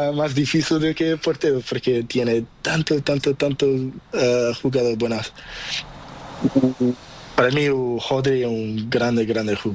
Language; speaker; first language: Spanish; non-native, learner; Portuguese